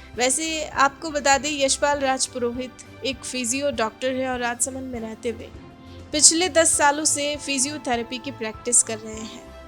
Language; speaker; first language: Hindi; native; Hindi